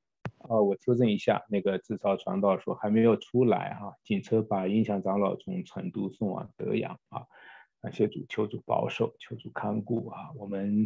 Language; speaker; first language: Chinese; native; Chinese